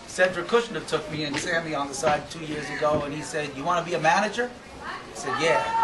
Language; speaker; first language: English; native; English